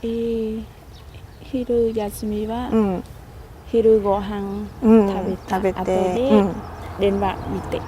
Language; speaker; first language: Japanese; non-native, learner; Khmer